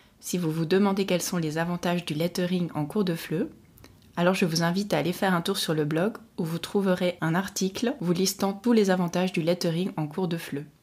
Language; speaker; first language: French; native; French